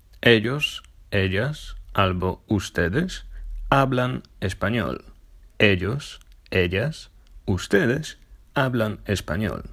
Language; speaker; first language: Spanish; non-native, fluent; Polish